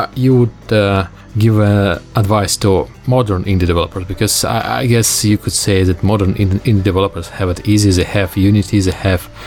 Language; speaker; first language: English; non-native, fluent; Russian